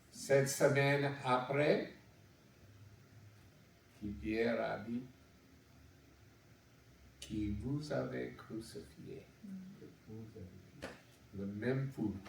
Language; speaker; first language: French; non-native, learner; English